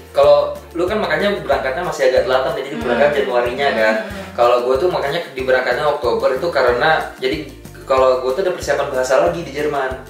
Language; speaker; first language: Indonesian; native; Indonesian